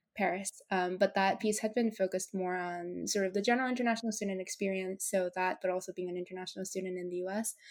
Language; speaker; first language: English; non-native, fluent; Japanese